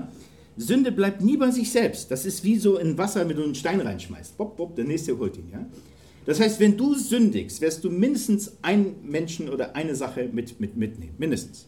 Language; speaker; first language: German; native; German